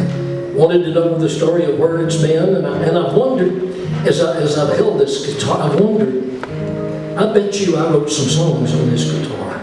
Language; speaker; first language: English; native; English